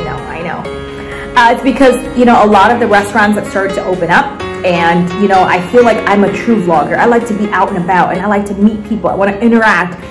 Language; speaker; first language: English; early bilingual, other home language; Vietnamese